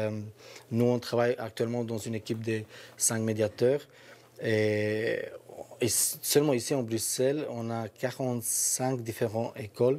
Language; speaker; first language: French; non-native, fluent; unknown